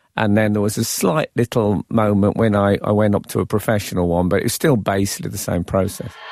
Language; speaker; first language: English; native; English